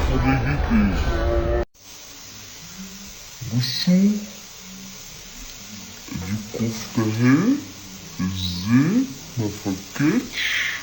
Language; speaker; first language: Arabic; native; Arabic